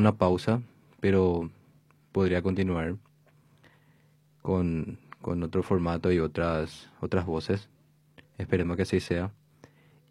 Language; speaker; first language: Spanish; native; Spanish